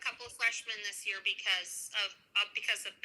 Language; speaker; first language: English; native; English